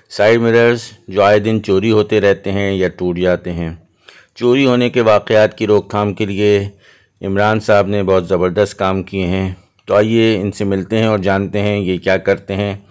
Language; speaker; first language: Urdu; native; Urdu